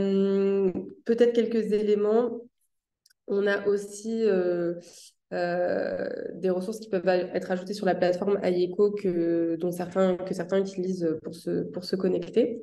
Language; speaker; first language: French; native; French